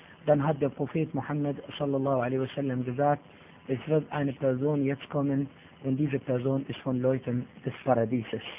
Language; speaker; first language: German; non-native, fluent; Arabic